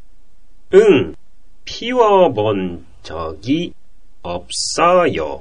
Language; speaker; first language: Korean; non-native, fluent; Japanese